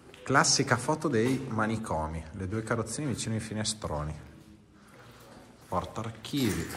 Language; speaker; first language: Italian; native; Italian